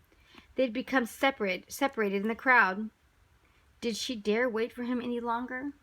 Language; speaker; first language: English; native; English